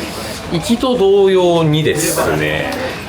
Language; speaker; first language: Japanese; native; Japanese